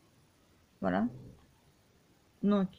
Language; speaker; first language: French; native; French